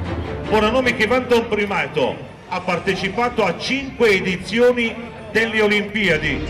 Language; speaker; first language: Italian; native; Italian